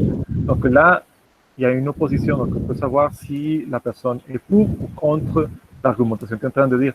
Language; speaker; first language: French; non-native, fluent; Spanish